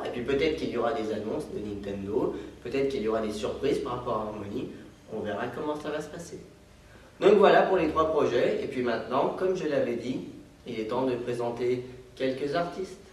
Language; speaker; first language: French; native; French